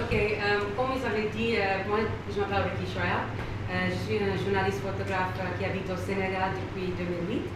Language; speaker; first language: French; non-native, fluent; English